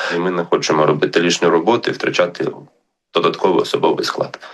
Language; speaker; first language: Ukrainian; native; Ukrainian